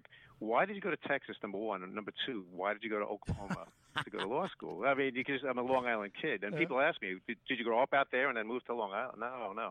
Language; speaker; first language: English; native; English